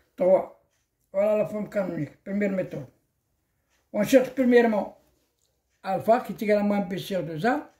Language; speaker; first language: French; non-native, local second language; Arabic